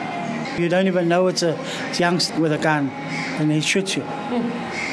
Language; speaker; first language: English; non-native, local second language; Afrikaans